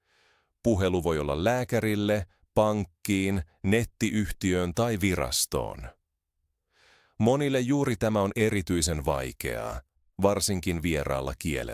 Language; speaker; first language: Finnish; non-native, fluent; Spanish